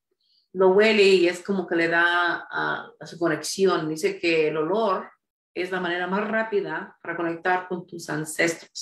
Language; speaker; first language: Spanish; early bilingual, heritage; Spanish